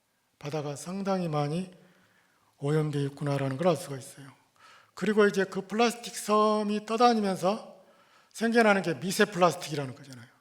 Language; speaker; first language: Korean; native; Korean